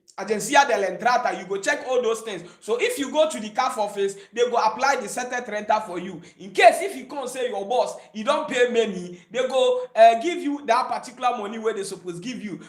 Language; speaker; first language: Nigerian Pidgin; native; Nigerian Pidgin